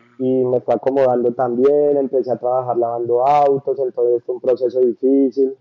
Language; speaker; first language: Spanish; native; Spanish